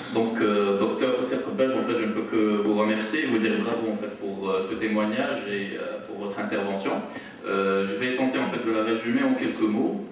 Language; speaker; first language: French; non-native, local second language; Arabic